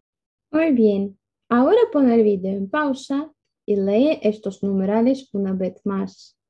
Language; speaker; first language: Spanish; non-native, fluent; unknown